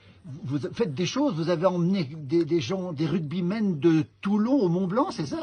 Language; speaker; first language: French; non-native, learner; Sherpa